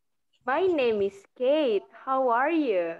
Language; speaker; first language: English; non-native, fluent; Indonesian